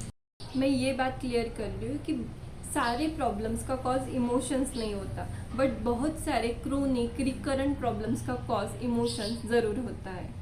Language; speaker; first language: Hindi; non-native, local second language; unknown